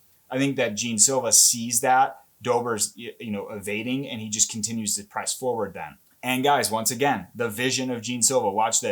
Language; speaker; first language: English; native; English